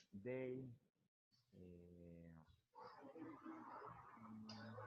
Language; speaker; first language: English; non-native, learner; Spanish